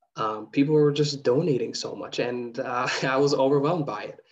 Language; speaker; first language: English; early bilingual, other home language; Somali